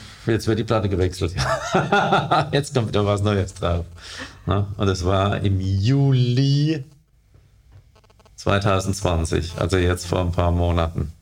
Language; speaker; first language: German; native; German